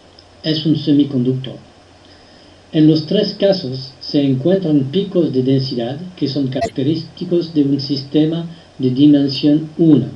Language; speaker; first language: Spanish; non-native, fluent; French